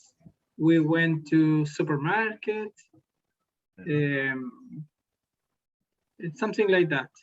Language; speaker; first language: English; non-native, learner; Spanish